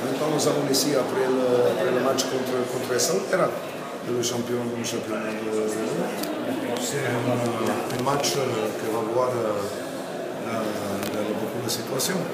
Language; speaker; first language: French; non-native, learner; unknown